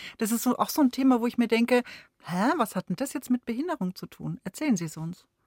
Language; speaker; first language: German; native; German